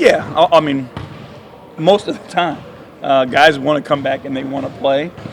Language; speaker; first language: English; native; English